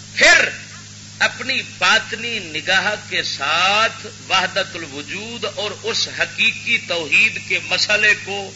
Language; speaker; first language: Urdu; non-native, local second language; Punjabi